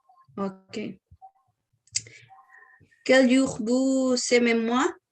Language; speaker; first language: French; non-native, learner; Spanish